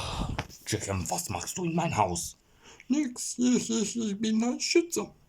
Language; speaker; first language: German; non-native, learner; Bulgarian